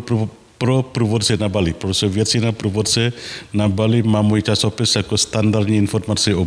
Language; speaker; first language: Czech; non-native, learner; Balinese